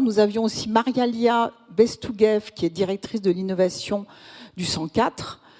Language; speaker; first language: French; native; French